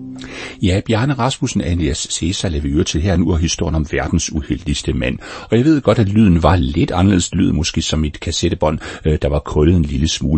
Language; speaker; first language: Danish; native; Danish